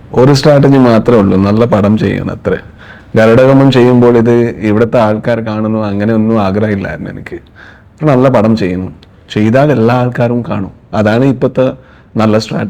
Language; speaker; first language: Malayalam; non-native, learner; Kannada